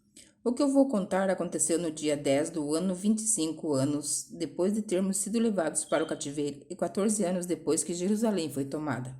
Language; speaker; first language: Portuguese; native; Portuguese